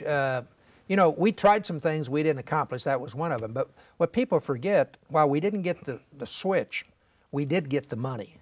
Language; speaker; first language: English; native; English